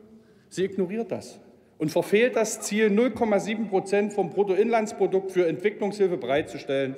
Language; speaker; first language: German; native; German